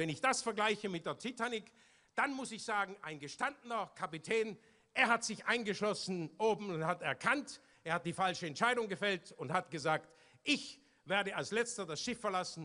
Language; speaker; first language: German; native; German